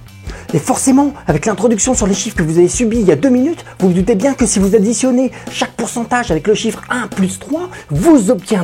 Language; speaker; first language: French; native; French